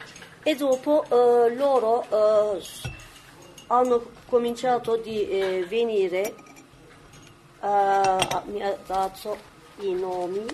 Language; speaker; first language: Italian; non-native, learner; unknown